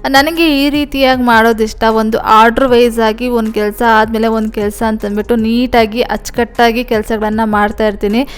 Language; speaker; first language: Kannada; non-native, local second language; Telugu